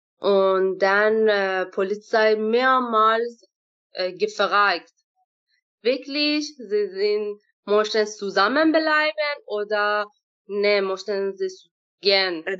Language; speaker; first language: German; non-native, learner; Persian